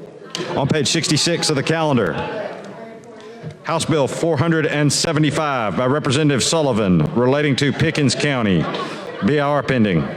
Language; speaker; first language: English; native; English